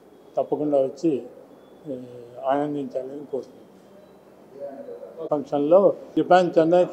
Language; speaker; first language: Telugu; native; Telugu